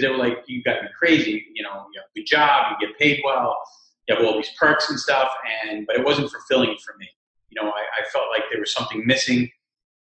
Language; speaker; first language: English; native; English